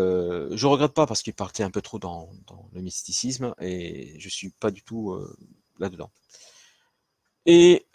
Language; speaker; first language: French; native; French